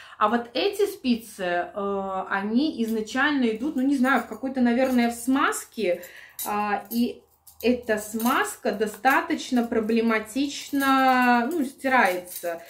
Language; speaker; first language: Russian; native; Russian